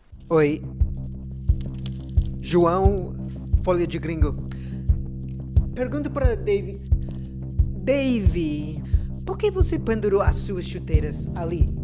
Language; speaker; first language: Portuguese; native; Portuguese